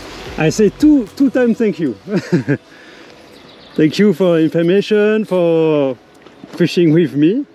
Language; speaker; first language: English; non-native, learner; French